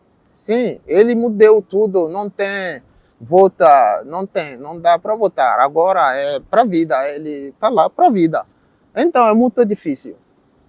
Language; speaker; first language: Portuguese; non-native, learner; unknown